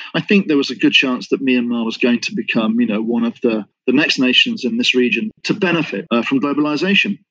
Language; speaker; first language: English; native; English